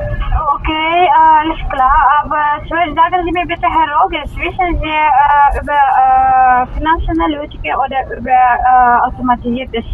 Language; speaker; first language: German; non-native, learner; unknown